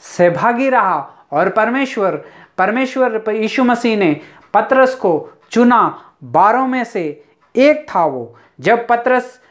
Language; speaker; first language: Hindi; non-native, local second language; Telugu